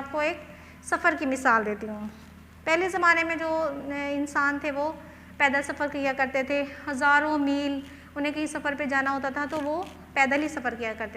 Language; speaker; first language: Hindi; non-native, local second language; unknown